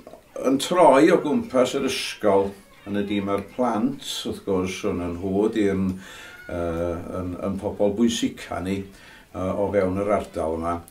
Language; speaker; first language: Welsh; native; Welsh